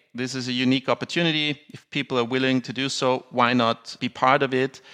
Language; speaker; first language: English; non-native, fluent; German